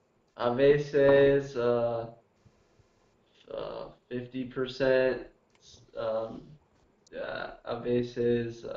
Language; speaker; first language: Spanish; non-native, learner; English